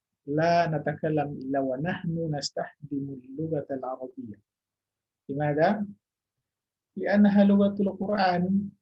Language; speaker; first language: Arabic; non-native, fluent; Indonesian